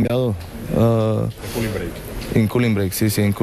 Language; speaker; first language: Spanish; non-native, fluent; German